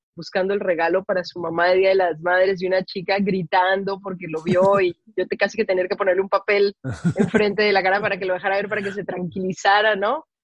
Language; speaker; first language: Spanish; native; Spanish